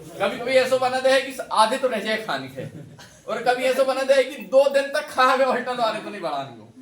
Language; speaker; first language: Hindi; native; Hindi